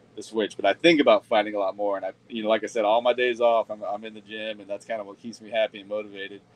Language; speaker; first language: English; native; English